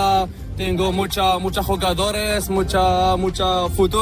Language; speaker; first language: Spanish; non-native, learner; Arabic